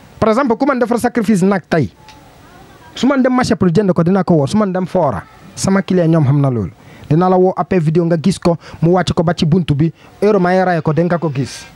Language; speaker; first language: Wolof; non-native, learner; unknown